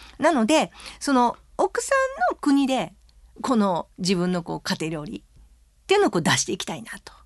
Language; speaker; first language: Japanese; native; Japanese